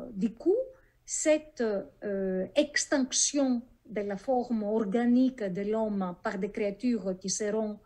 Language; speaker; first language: French; non-native, fluent; Greek